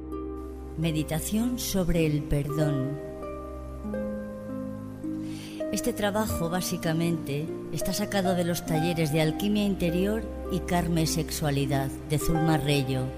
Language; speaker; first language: Spanish; native; Spanish